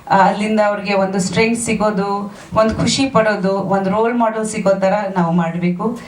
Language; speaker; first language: Kannada; non-native, fluent; Bangla